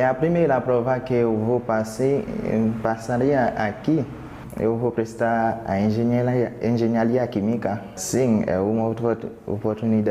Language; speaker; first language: Portuguese; non-native, learner; Haitian Creole